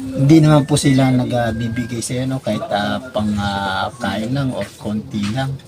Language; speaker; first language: Filipino; non-native, local second language; Cebuano